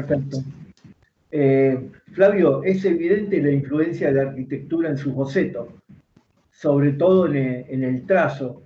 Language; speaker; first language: Spanish; native; Spanish